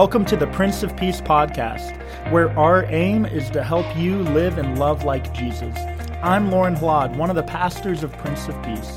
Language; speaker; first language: English; native; English